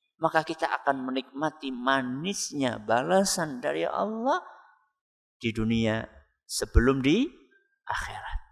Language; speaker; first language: Indonesian; non-native, local second language; Javanese